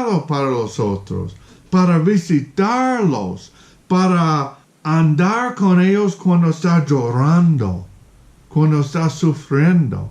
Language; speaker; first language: Spanish; non-native, fluent; English